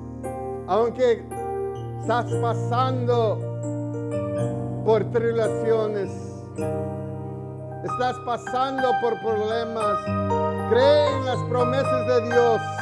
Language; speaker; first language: Spanish; early bilingual, heritage; English